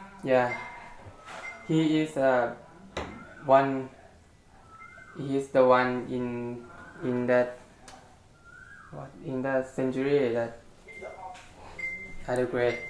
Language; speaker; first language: English; non-native, learner; Thai